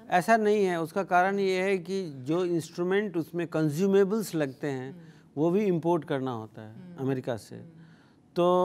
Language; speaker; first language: Hindi; native; Hindi